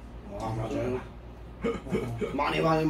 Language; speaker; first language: Korean; non-native, learner; Turkish